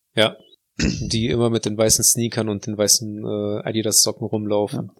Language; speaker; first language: German; native; German